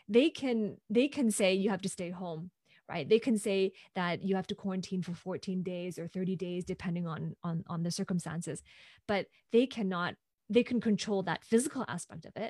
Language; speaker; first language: English; non-native, local second language; Cantonese